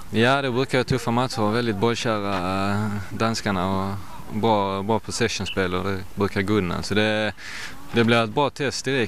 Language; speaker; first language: Swedish; native; Swedish